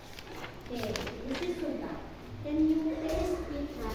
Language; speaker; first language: English; non-native, learner; Indonesian